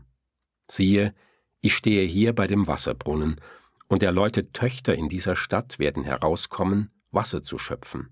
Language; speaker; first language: German; native; German